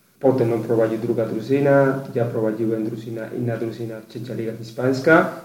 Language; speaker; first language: Polish; non-native, learner; Spanish